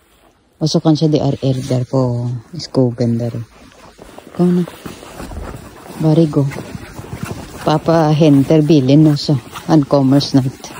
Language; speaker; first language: Swedish; non-native, learner; Filipino